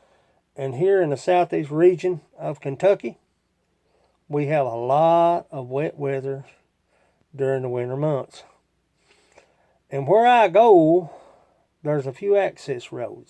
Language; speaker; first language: English; native; English